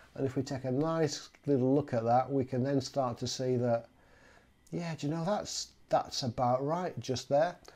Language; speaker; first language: English; native; English